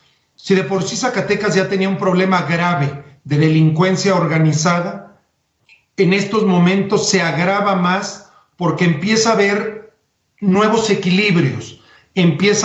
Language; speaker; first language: Spanish; native; Spanish